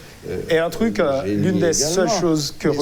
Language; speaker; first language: French; non-native, local second language; Haitian Creole